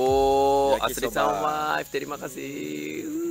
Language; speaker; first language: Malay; non-native, learner; Japanese